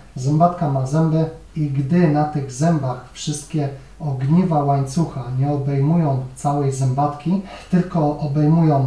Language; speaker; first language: Polish; native; Polish